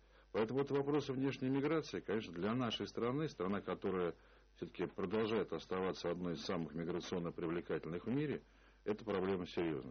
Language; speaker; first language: Russian; native; Russian